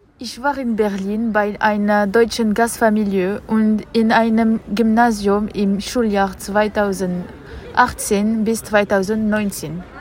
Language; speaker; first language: German; non-native, fluent; French